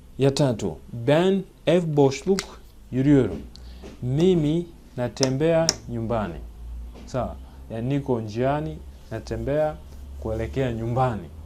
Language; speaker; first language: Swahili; native; Swahili